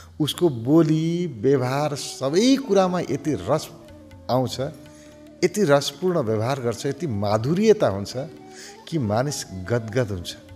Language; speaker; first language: Nepali; native; Nepali